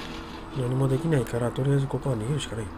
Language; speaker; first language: Japanese; native; Japanese